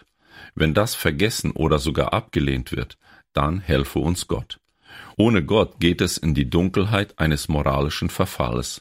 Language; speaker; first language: German; native; German